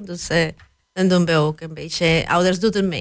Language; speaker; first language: Dutch; non-native, fluent; Spanish